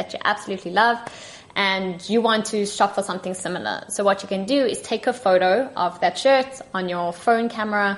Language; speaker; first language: English; native; English